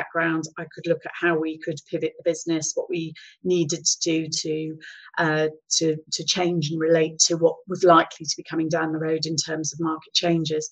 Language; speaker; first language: English; native; English